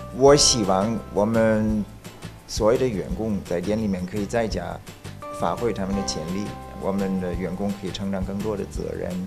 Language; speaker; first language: Chinese; non-native, fluent; German